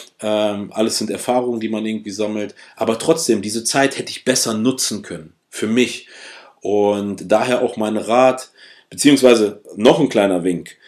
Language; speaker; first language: German; early bilingual, other home language; Russian